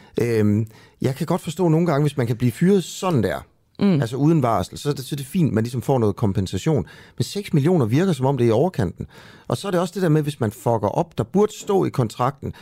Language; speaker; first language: Danish; native; Danish